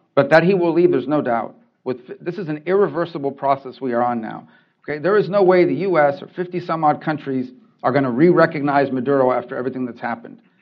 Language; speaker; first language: English; early bilingual, other home language; Spanish